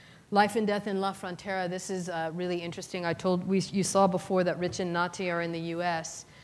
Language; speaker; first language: English; native; English